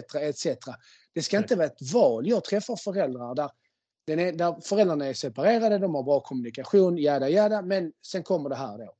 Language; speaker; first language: Swedish; native; Swedish